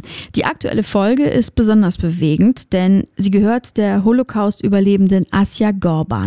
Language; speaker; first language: German; native; German